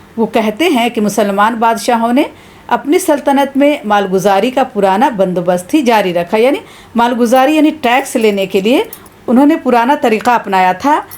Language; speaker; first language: Urdu; native; Urdu